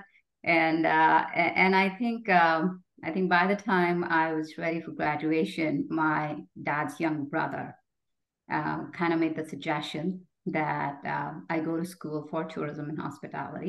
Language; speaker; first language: English; non-native, local second language; Hindi